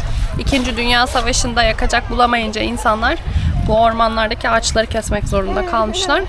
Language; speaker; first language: Turkish; native; Turkish